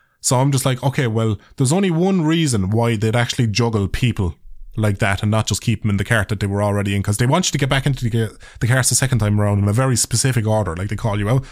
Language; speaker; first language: English; native; English